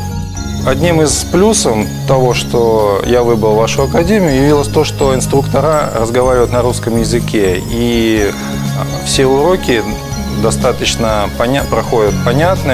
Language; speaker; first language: Russian; native; Russian